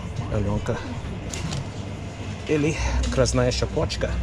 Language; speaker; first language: Russian; non-native, learner; English